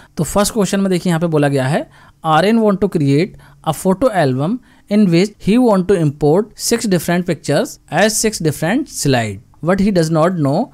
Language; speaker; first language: Hindi; native; Hindi